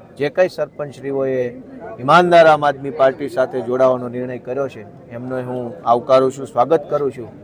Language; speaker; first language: Gujarati; native; Gujarati